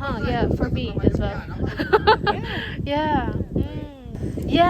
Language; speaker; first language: English; non-native, fluent; Korean